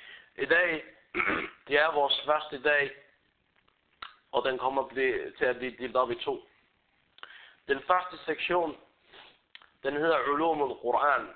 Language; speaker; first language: Danish; early bilingual, other home language; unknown